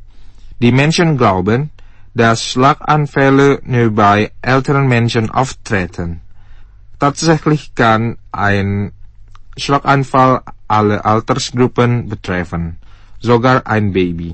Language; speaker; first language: German; non-native, fluent; Indonesian